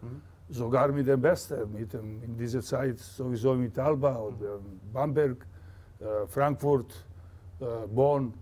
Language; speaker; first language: German; non-native, fluent; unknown